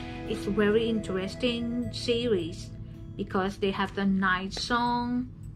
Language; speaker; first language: English; non-native, learner; Thai